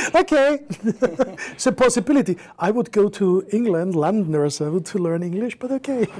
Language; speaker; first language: English; non-native, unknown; German